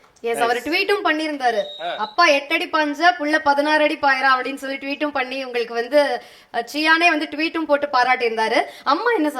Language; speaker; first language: Tamil; native; Tamil